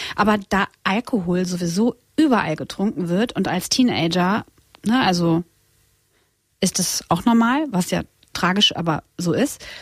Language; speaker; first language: German; early bilingual, other home language; Croatian